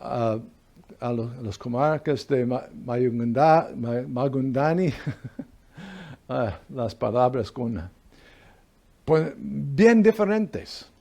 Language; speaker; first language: Spanish; non-native, fluent; English